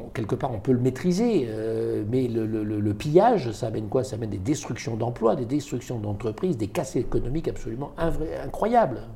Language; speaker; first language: French; native; French